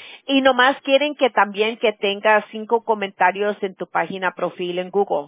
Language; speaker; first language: Spanish; early bilingual, heritage; Spanish